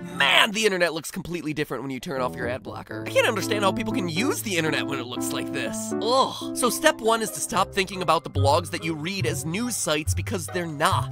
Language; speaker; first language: English; native; English